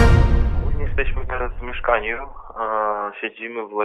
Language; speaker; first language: Polish; non-native, fluent; Ukrainian